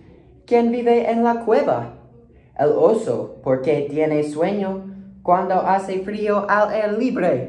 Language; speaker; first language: Spanish; non-native, learner; English